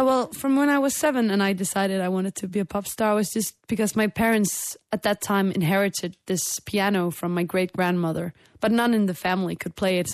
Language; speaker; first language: English; non-native, fluent; Danish